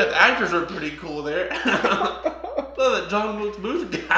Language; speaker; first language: English; native; English